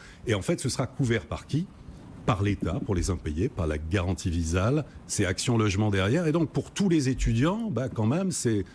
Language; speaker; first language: French; native; French